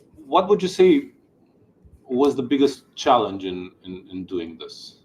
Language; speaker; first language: English; non-native, fluent; Romanian